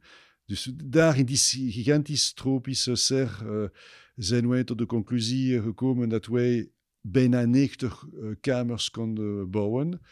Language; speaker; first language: Dutch; non-native, fluent; French